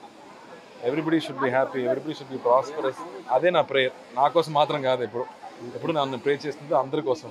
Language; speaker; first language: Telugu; non-native, fluent; Tamil